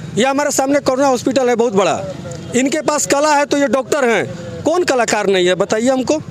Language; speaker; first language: Hindi; native; Hindi